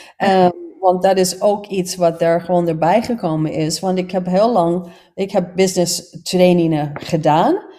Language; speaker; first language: Dutch; non-native, fluent; English